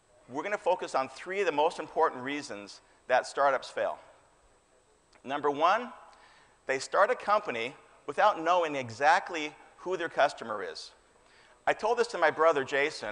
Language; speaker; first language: English; native; English